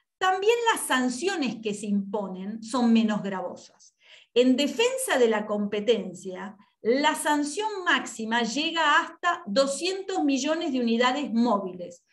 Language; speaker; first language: Spanish; native; Spanish